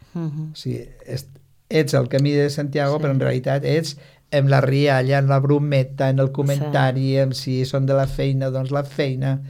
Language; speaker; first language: Catalan; non-native, local second language; Spanish